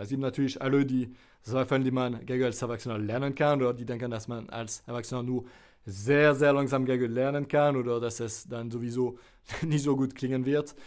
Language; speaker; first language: German; non-native, fluent; French